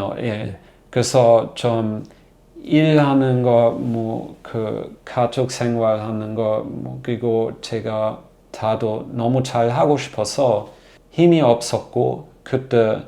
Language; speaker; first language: Korean; non-native, learner; German